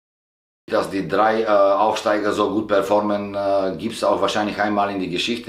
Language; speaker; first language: German; non-native, fluent; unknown